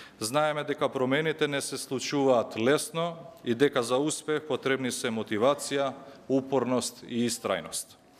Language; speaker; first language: Macedonian; non-native, local second language; Albanian